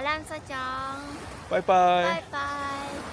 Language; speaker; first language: Korean; non-native, learner; Vietnamese